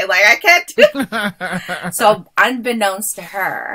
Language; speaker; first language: English; native; English